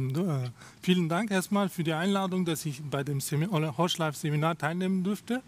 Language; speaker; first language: German; non-native, fluent; Russian